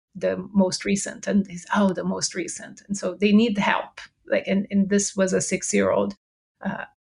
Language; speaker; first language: English; non-native, fluent; Portuguese